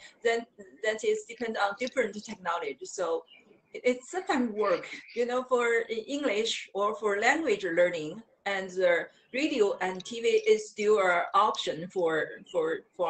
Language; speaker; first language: English; non-native, learner; Chinese